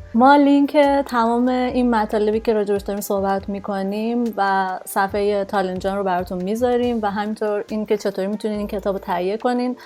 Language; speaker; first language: Persian; native; Persian